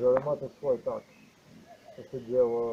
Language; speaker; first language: Polish; non-native, learner; Croatian